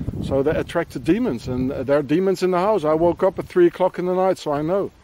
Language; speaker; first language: English; non-native, fluent; French